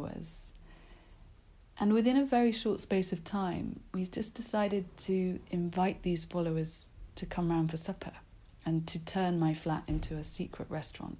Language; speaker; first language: English; native; English